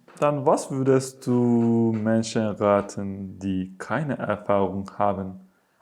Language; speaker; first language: German; non-native, learner; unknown